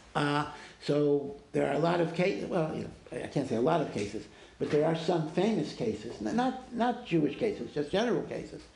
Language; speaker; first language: English; native; English